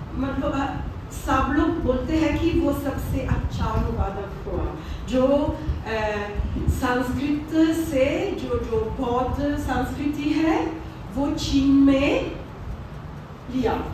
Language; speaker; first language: Hindi; non-native, fluent; Italian